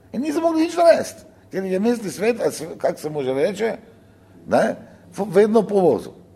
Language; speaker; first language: Slovenian; native; Slovenian